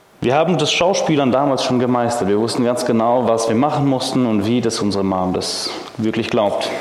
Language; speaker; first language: German; early bilingual, heritage; German